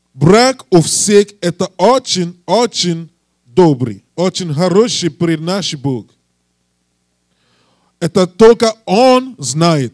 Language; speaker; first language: Russian; non-native, learner; English